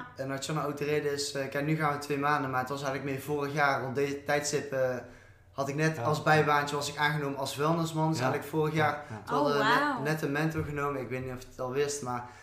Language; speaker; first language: Dutch; native; Dutch